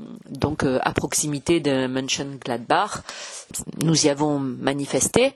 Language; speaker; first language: French; native; French